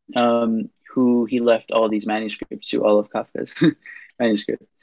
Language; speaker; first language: English; non-native, fluent; Hebrew